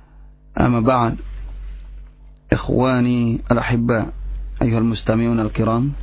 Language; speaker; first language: Arabic; non-native, fluent; Indonesian